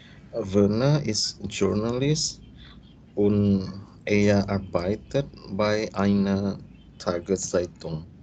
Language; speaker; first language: German; non-native, learner; Indonesian